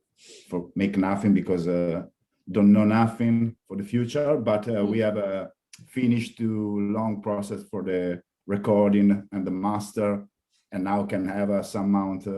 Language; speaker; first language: English; non-native, learner; Italian